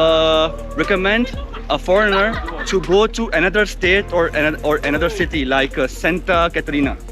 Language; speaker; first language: English; non-native, fluent; Hindi